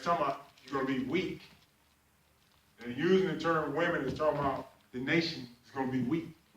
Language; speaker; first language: English; native; English